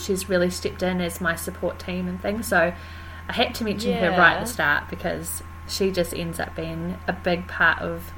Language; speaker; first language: English; native; English